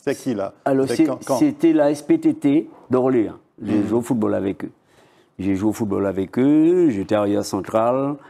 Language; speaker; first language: French; native; French